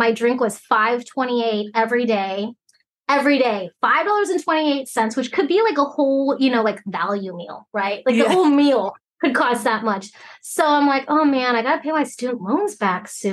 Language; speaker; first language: English; early bilingual, other home language; Cantonese